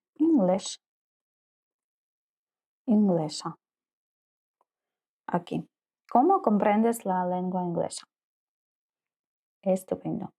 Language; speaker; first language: Spanish; non-native, fluent; Ukrainian